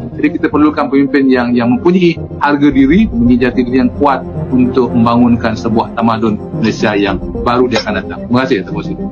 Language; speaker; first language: Malay; native; Malay